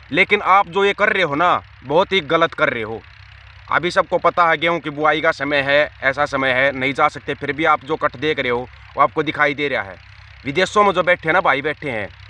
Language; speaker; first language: Hindi; non-native, local second language; Punjabi